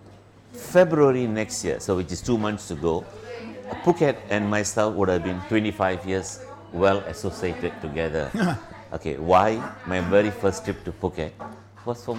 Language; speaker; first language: English; non-native, local second language; Tamil